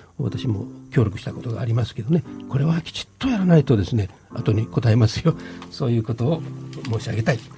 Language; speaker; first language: Japanese; native; Japanese